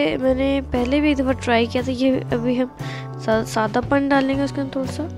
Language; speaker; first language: Urdu; native; Urdu